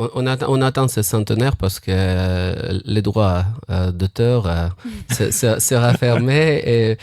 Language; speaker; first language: French; non-native, fluent; Russian